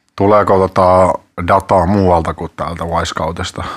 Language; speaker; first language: Finnish; native; Finnish